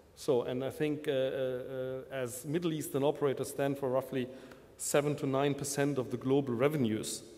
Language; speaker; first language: English; non-native, fluent; German